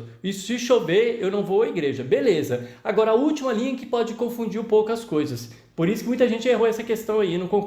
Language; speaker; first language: Portuguese; native; Portuguese